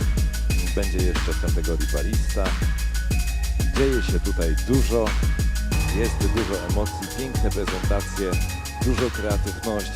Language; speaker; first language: Polish; native; Polish